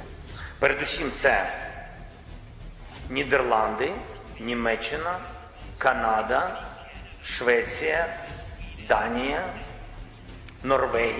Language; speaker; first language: Ukrainian; non-native, local second language; Russian